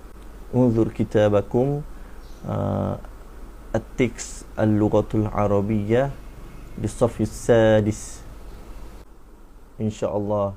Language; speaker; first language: Arabic; non-native, fluent; Malay